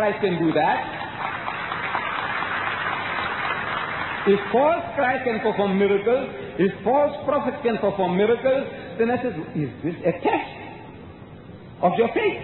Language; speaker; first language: English; early bilingual, other home language; Gujarati